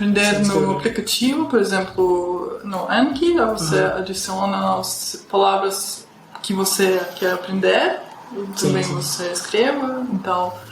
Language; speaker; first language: Portuguese; non-native, fluent; Russian